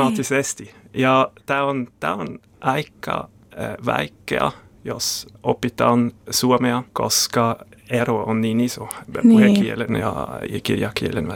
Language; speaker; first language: Finnish; non-native, fluent; German